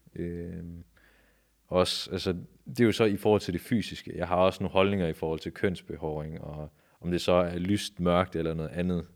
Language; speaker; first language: Danish; early bilingual, other home language; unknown